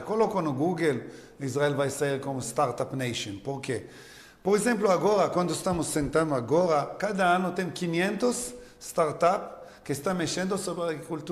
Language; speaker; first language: Portuguese; non-native, learner; Hebrew